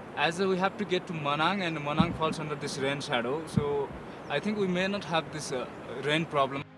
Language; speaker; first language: English; non-native, local second language; Nepali